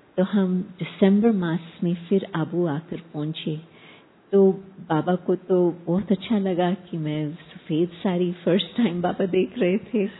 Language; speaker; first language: Hindi; non-native, fluent; English